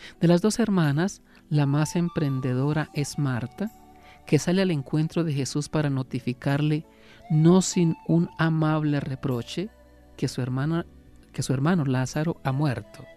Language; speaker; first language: Spanish; native; Spanish